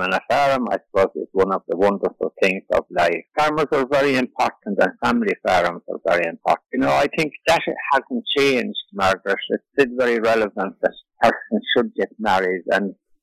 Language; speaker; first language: English; native; English